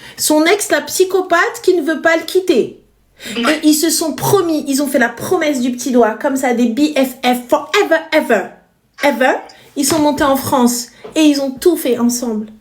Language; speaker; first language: French; native; French